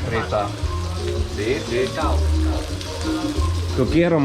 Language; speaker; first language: Spanish; non-native, learner; Croatian